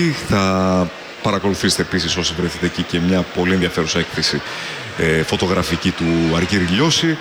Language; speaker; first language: Greek; native; Greek